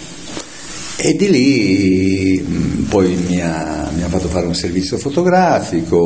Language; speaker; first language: Italian; native; Italian